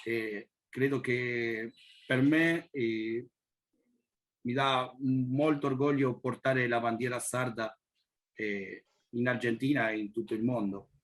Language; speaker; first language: Italian; non-native, learner; Spanish